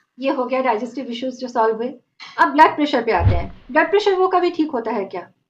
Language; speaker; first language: Hindi; non-native, local second language; Bangla